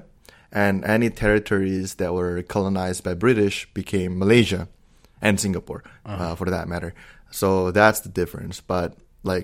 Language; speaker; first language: English; non-native, fluent; Indonesian